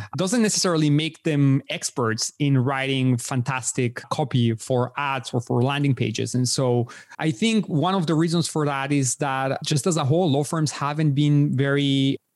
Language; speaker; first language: English; non-native, fluent; Spanish